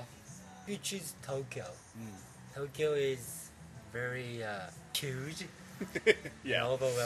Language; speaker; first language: English; non-native, fluent; Japanese